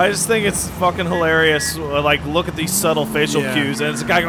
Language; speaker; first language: English; native; English